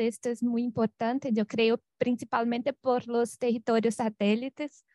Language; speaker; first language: Spanish; non-native, learner; Portuguese